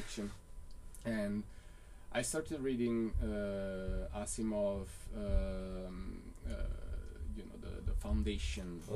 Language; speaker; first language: English; non-native, fluent; Italian